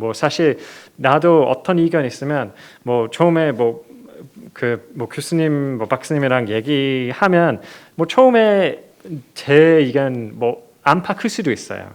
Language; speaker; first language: Korean; non-native, fluent; English